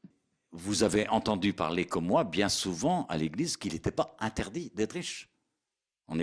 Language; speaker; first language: French; native; French